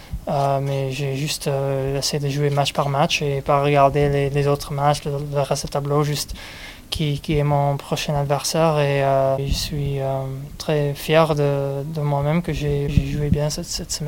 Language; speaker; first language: French; non-native, fluent; English